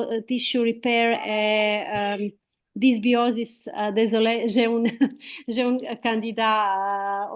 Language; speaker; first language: French; non-native, fluent; Croatian